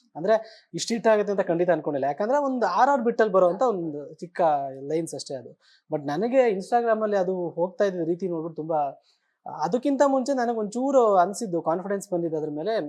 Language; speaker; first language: Kannada; native; Kannada